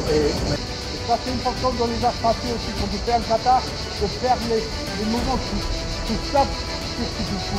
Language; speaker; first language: French; non-native, fluent; English